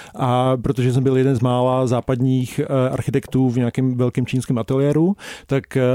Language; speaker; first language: Czech; early bilingual, other home language; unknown